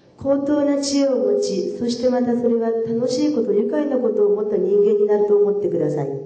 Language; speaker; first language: Japanese; native; Japanese